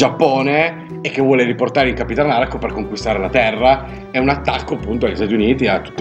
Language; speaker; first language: Italian; native; Italian